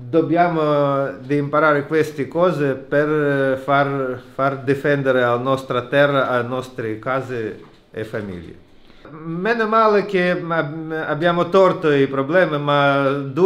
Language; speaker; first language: Italian; non-native, learner; Ukrainian